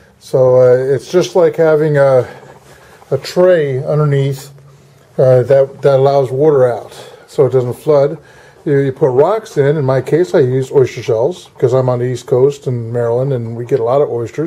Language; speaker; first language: English; native; English